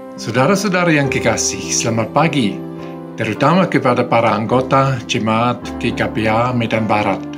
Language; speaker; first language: Indonesian; non-native, fluent; Swiss German